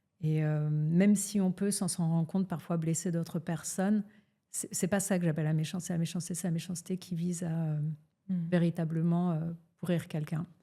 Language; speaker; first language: French; early bilingual, other home language; Portuguese